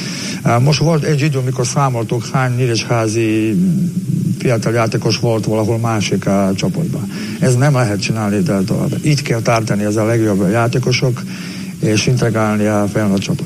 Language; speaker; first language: Hungarian; non-native, learner; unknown